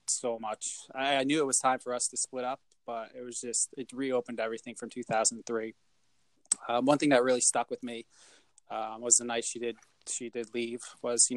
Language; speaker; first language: English; native; English